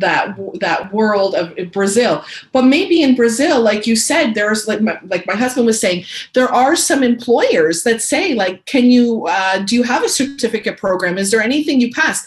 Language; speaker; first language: English; native; English